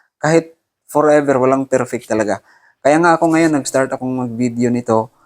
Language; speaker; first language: Filipino; non-native, local second language; Cebuano